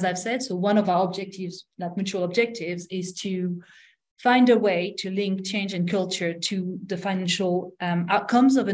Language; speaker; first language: English; non-native, fluent; French